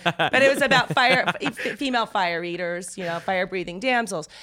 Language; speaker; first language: English; native; English